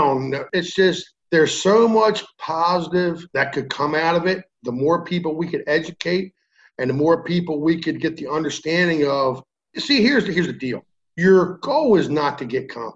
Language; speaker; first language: English; native; English